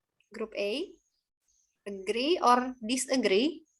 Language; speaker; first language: English; non-native, learner; Indonesian